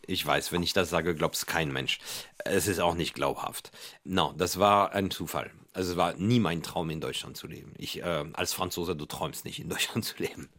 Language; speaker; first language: German; non-native, fluent; French